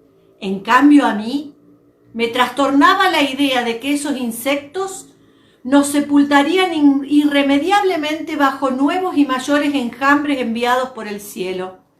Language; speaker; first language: Spanish; native; Spanish